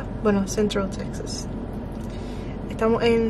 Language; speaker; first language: Spanish; early bilingual, heritage; Spanish